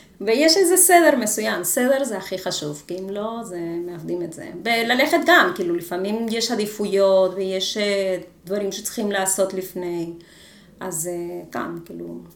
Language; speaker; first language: Hebrew; non-native, fluent; Spanish